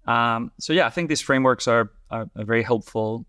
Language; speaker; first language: English; non-native, fluent; Spanish